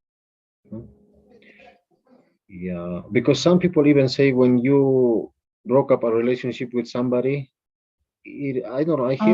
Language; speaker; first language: English; non-native, fluent; Spanish